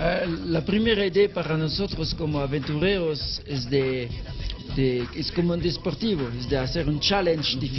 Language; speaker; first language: Spanish; non-native, learner; French